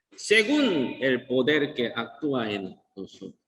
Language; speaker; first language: Spanish; non-native, learner; Korean